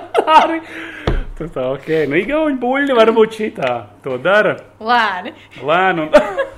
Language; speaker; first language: Latvian; native; Latvian